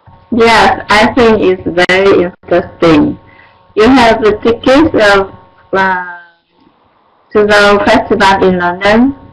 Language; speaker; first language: English; non-native, learner; Vietnamese